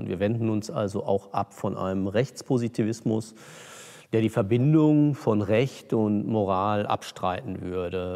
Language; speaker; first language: German; native; German